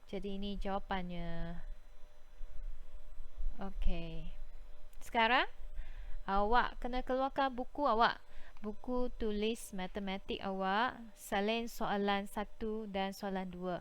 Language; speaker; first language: Malay; native; Malay